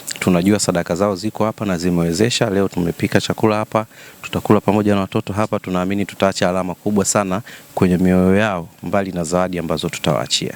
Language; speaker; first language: Swahili; native; Swahili